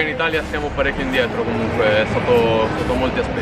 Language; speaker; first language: Italian; native; Italian